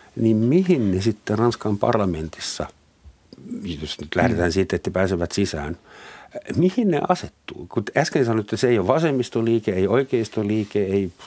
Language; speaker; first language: Finnish; non-native, fluent; German